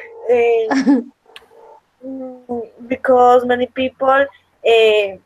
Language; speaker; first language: English; non-native, learner; Spanish